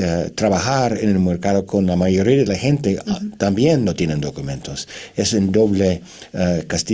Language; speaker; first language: Spanish; non-native, fluent; English